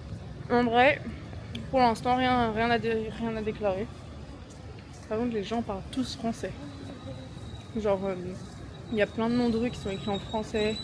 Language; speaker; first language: French; native; French